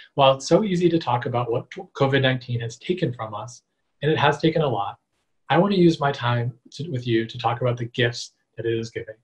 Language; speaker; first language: English; native; English